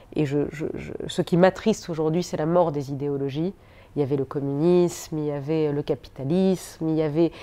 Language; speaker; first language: French; native; French